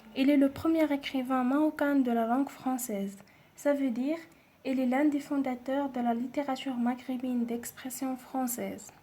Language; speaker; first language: French; non-native, local second language; Arabic